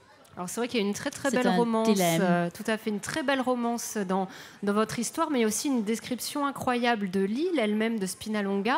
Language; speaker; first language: French; native; French